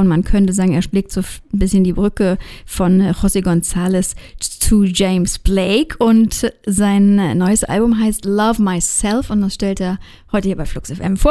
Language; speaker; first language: German; native; German